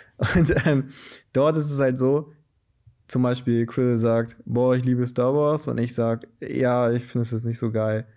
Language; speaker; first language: German; early bilingual, other home language; Portuguese